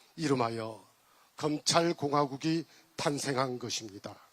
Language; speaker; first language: Korean; native; Korean